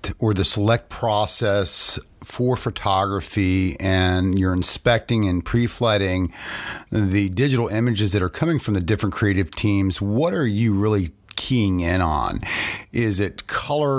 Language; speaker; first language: English; native; English